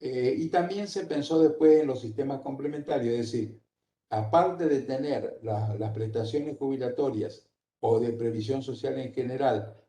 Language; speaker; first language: Spanish; native; Spanish